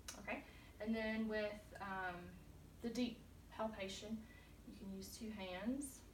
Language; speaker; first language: English; native; English